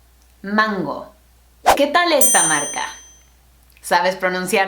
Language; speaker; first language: Spanish; non-native, fluent; English